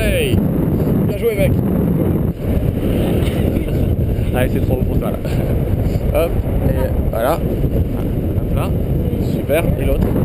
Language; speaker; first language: French; native; French